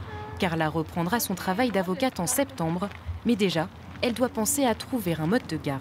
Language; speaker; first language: French; native; French